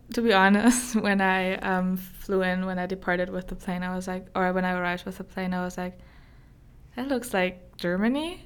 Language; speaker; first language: English; non-native, fluent; German